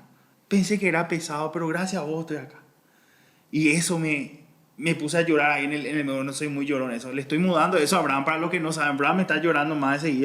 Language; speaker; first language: Spanish; native; Spanish